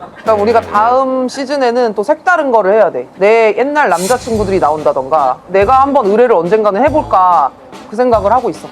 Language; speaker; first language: Korean; native; Korean